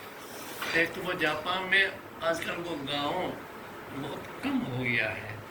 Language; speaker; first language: Hindi; non-native, fluent; Japanese